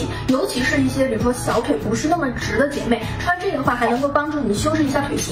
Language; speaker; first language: Chinese; native; Chinese